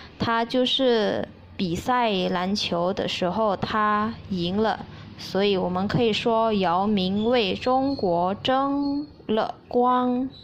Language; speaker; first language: Chinese; early bilingual, heritage; Chinese